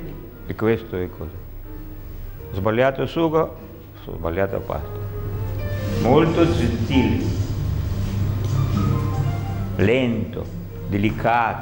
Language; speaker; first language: Italian; non-native, learner; Russian